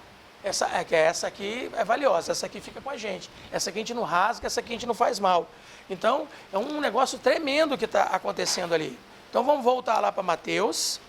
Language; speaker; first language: Portuguese; native; Portuguese